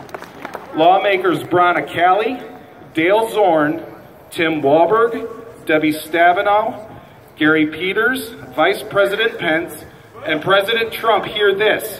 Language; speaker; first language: English; native; English